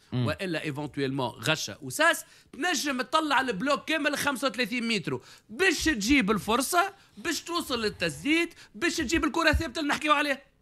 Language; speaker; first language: Arabic; native; Arabic